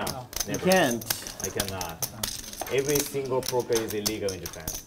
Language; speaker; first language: English; non-native, learner; Japanese